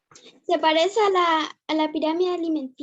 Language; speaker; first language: Spanish; native; Spanish